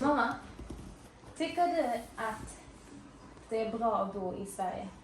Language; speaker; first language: Swedish; early bilingual, other home language; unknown